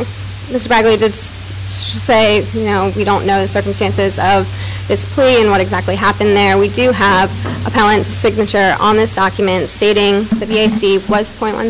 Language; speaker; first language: English; native; English